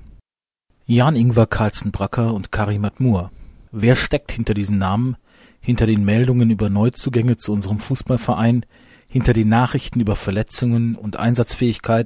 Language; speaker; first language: German; native; German